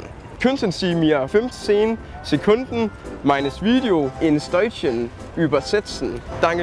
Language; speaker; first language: German; non-native, learner; Danish